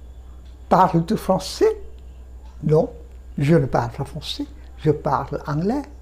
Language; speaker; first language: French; non-native, fluent; Bangla